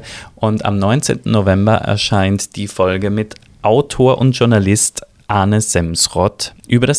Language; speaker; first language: German; native; German